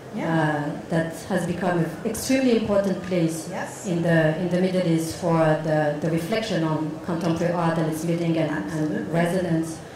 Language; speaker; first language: English; non-native, fluent; Arabic